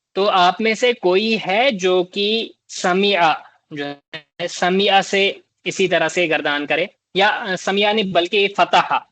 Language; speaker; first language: Urdu; native; Urdu